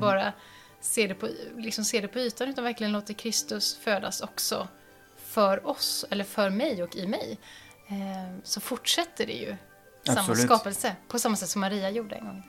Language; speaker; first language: Swedish; native; Swedish